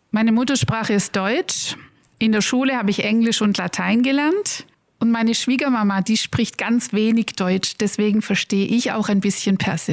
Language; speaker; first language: German; native; German